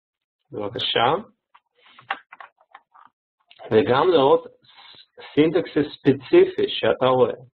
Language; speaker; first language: Hebrew; non-native, fluent; Russian